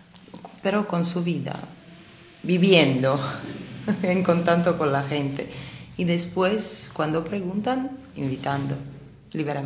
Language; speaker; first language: Spanish; non-native, fluent; Italian